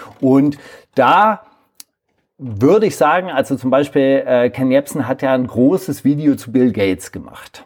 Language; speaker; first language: German; native; German